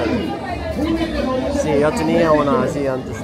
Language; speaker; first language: Spanish; non-native, fluent; Swedish